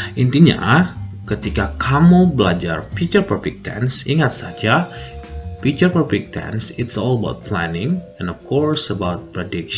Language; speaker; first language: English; non-native, fluent; Indonesian